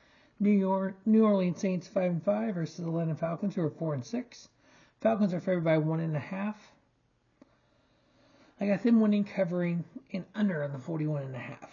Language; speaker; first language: English; native; English